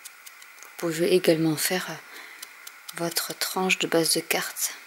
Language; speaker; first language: French; native; French